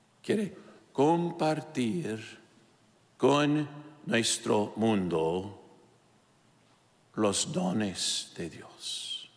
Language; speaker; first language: Spanish; non-native, fluent; English